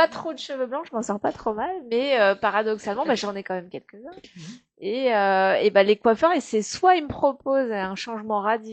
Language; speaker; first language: French; native; French